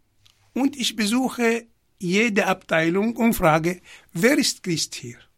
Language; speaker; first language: German; non-native, fluent; Arabic